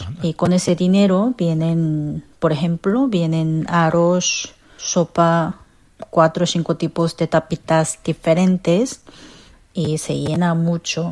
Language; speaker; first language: Spanish; non-native, learner; Korean